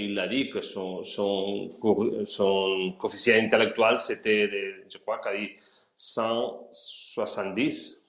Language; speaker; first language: French; non-native, learner; Spanish